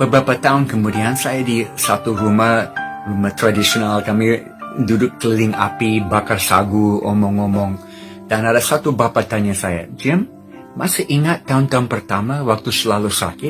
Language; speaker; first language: Indonesian; non-native, fluent; English